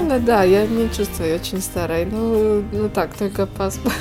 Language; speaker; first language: Russian; non-native, local second language; Latvian